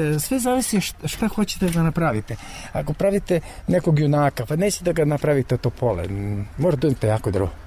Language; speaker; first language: Serbian; native; Serbian